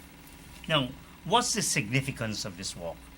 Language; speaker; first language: English; native; English